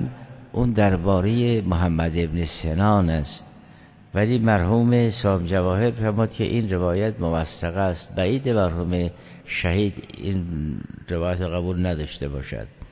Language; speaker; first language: Persian; native; Persian